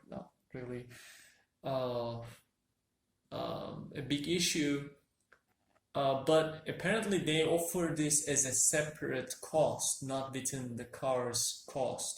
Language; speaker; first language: English; non-native, fluent; Turkish